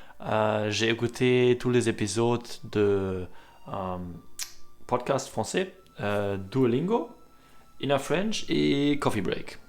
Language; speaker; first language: French; non-native, learner; German